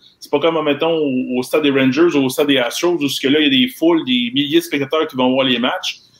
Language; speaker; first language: French; native; French